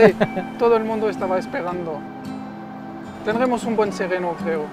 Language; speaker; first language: Spanish; native; Spanish